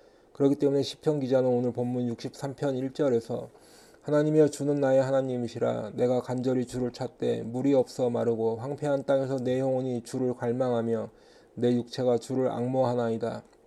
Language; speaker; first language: Korean; native; Korean